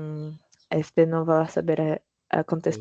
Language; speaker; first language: Spanish; non-native, learner; Portuguese